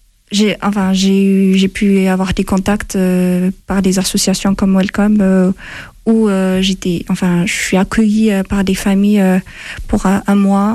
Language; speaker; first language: French; non-native, fluent; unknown